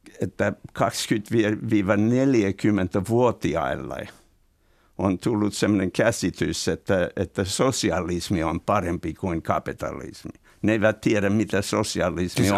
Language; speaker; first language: Finnish; non-native, fluent; English